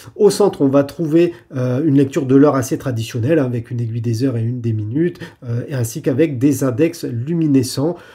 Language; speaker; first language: French; native; French